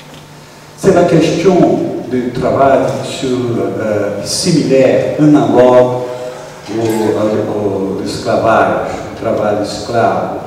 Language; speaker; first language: French; non-native, learner; Portuguese